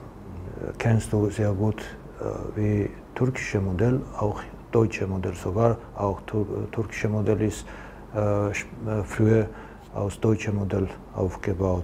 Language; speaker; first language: German; non-native, learner; Georgian